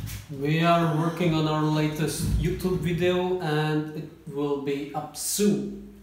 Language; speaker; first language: English; non-native, fluent; German